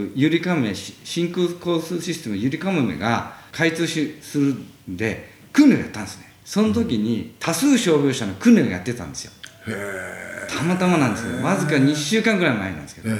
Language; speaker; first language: Japanese; native; Japanese